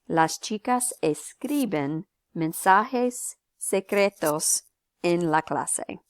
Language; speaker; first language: Spanish; non-native, fluent; English